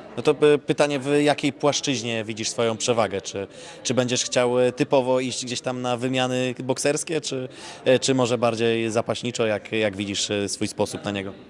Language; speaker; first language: Polish; native; Polish